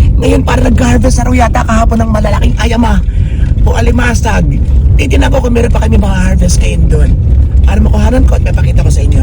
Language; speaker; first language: Filipino; native; Filipino